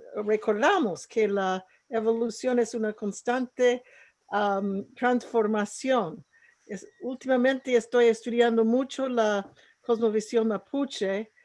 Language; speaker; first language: Spanish; non-native, fluent; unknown